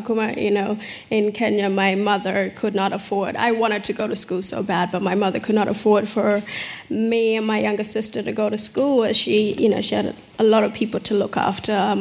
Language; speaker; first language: English; early bilingual, other home language; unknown